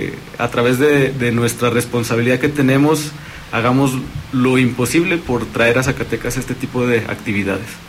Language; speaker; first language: Spanish; native; Spanish